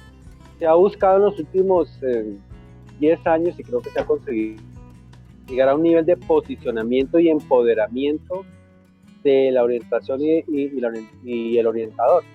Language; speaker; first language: Spanish; native; Spanish